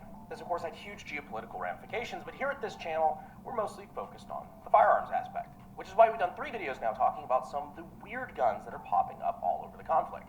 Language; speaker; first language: English; native; English